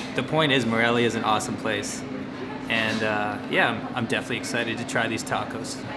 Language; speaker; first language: English; native; English